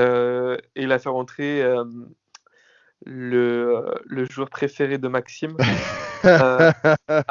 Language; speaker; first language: French; native; French